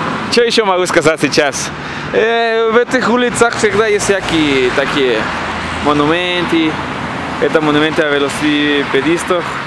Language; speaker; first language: Russian; non-native, fluent; Spanish